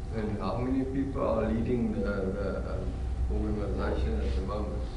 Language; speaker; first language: English; non-native, local second language; Xhosa